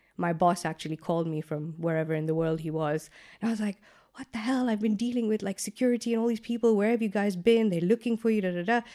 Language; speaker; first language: English; non-native, local second language; Gujarati